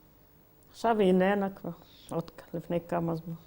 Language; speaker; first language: Hebrew; non-native, fluent; Yiddish